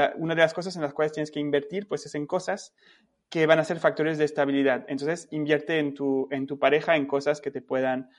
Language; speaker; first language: Spanish; non-native, fluent; French